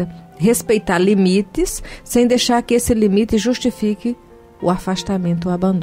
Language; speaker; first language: Portuguese; native; Portuguese